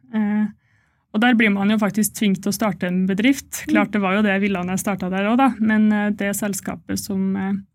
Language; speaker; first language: Norwegian; native; Norwegian